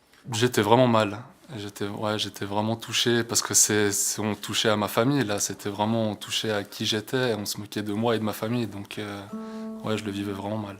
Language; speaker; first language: French; non-native, local second language; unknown